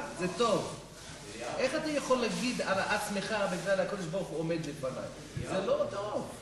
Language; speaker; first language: Hebrew; non-native, fluent; English